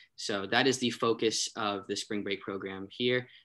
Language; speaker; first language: English; native; English